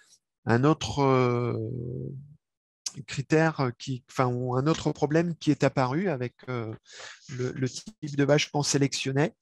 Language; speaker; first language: French; native; French